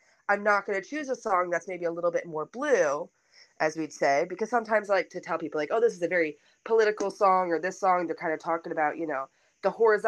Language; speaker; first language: English; native; English